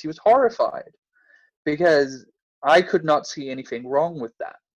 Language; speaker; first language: English; non-native, fluent; Danish